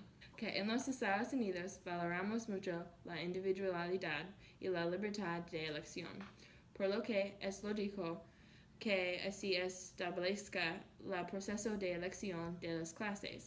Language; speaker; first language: Spanish; non-native, learner; English